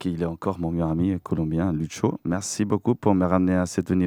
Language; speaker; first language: French; non-native, fluent; Spanish